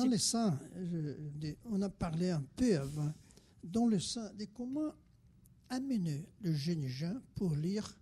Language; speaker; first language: French; non-native, fluent; Portuguese